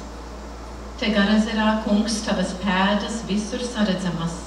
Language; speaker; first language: Latvian; early bilingual, heritage; Latvian